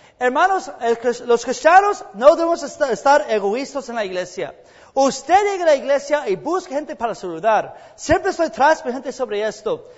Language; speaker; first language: Spanish; non-native, fluent; English